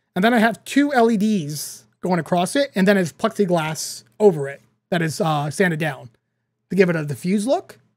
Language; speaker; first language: English; native; English